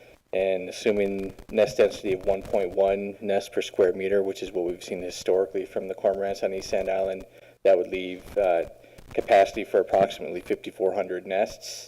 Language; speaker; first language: English; native; English